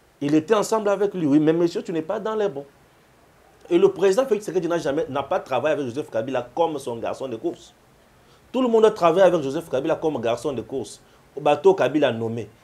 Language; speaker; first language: French; non-native, local second language; Lingala